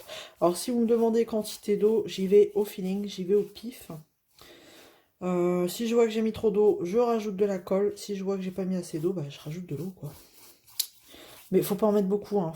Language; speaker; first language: French; native; French